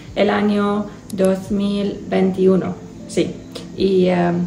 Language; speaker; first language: Spanish; non-native, learner; English